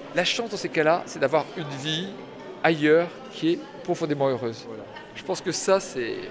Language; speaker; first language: French; native; French